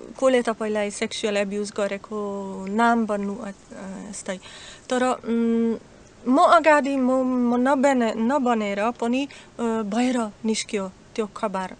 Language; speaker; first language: Nepali; non-native, learner; Slovak